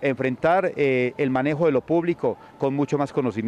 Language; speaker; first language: Spanish; native; Spanish